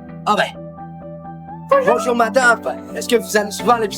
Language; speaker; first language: French; native; French